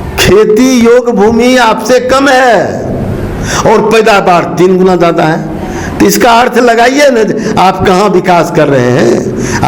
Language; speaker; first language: Hindi; native; Hindi